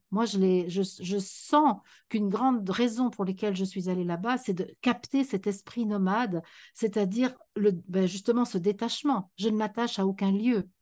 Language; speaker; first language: French; native; French